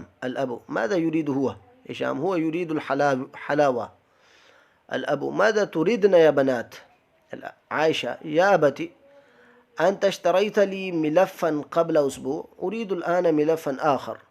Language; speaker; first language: Arabic; non-native, fluent; Urdu